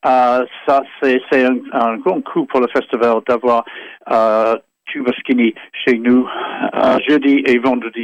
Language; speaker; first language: French; non-native, fluent; English